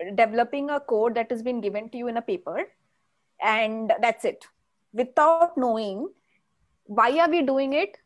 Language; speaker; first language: English; non-native, local second language; Malayalam